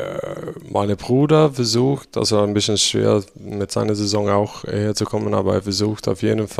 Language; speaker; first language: German; non-native, fluent; Swedish